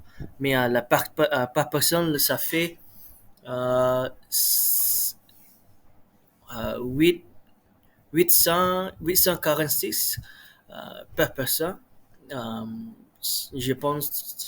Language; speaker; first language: French; non-native, learner; Malay